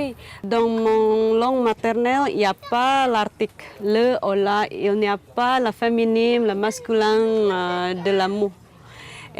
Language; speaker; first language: French; non-native, learner; Indonesian